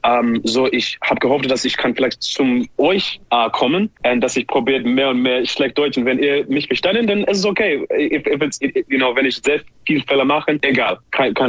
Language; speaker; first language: German; non-native, learner; English